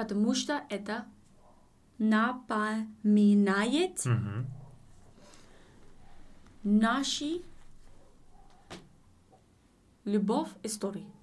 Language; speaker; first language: Russian; non-native, learner; English